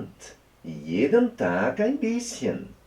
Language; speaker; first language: German; non-native, fluent; Portuguese